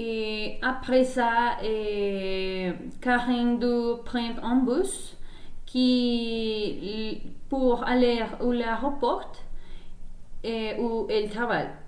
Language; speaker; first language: French; non-native, learner; Spanish